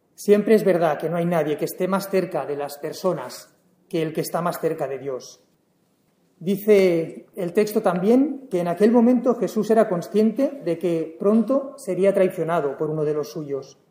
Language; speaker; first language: Spanish; native; Spanish